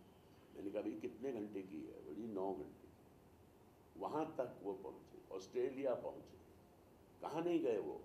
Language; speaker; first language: Hindi; native; Hindi